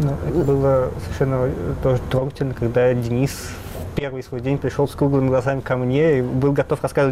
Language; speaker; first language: Russian; native; Russian